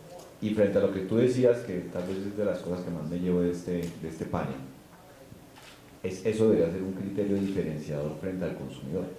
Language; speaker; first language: Spanish; native; Spanish